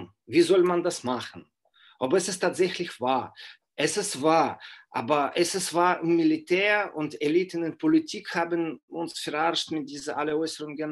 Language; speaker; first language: German; non-native, fluent; Russian